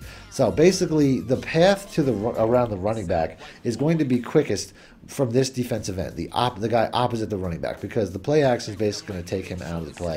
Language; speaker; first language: English; native; English